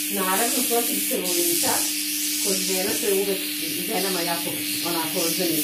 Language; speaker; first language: Serbian; native; Serbian